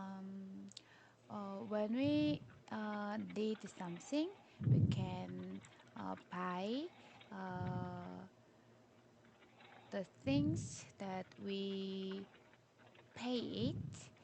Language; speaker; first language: English; non-native, learner; Korean